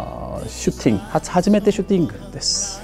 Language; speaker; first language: Japanese; non-native, fluent; Korean